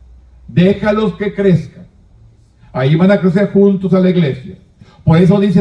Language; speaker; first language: Spanish; native; Spanish